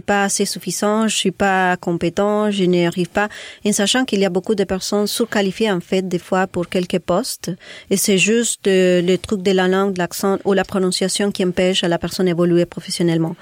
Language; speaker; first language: French; non-native, fluent; Spanish